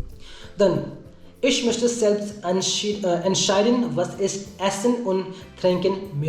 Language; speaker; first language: German; non-native, learner; Hindi